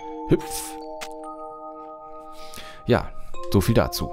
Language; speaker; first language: German; native; German